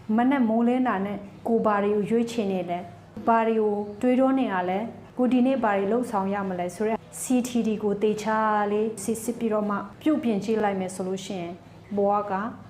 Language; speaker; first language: Burmese; non-native, local second language; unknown